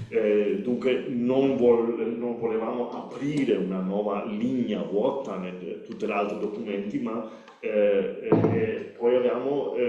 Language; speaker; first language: Italian; non-native, learner; Spanish